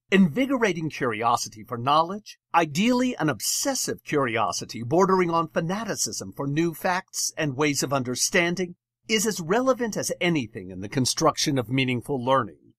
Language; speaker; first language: English; native; English